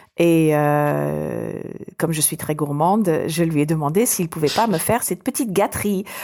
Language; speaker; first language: French; non-native, fluent; English